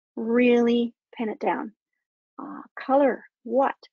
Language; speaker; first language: English; native; English